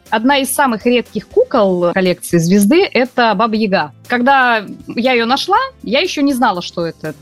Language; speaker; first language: Russian; native; Russian